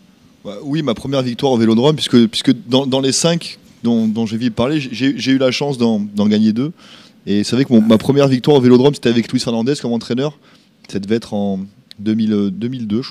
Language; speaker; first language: French; native; French